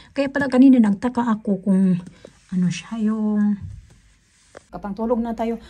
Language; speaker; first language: Filipino; non-native, local second language; Cebuano